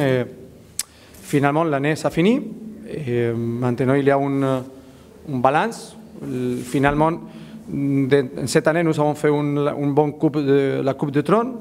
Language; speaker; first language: French; non-native, learner; Spanish